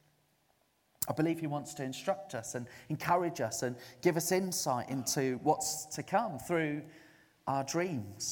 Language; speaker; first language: English; native; English